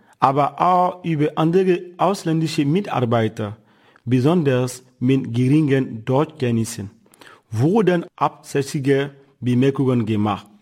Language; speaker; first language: German; non-native, fluent; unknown